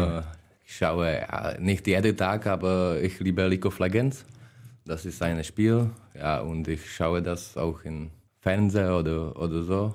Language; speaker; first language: German; non-native, learner; Czech